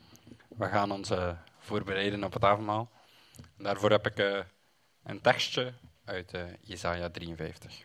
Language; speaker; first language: Dutch; native; Dutch